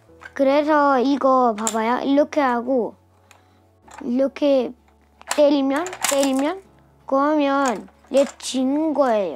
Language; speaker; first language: Korean; early bilingual, other home language; Russian